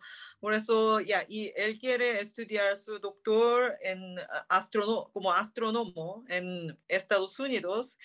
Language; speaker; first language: Spanish; non-native, learner; Korean